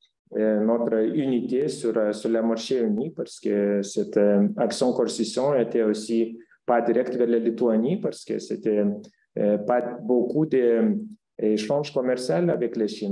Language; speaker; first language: French; non-native, fluent; Lithuanian